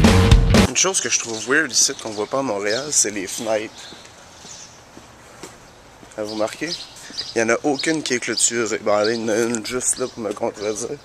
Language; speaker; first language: French; native; French